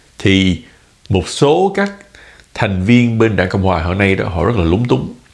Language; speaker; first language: Vietnamese; early bilingual, heritage; Vietnamese